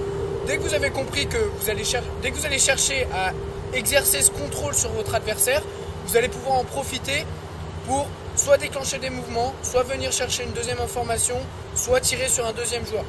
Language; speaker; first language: French; native; French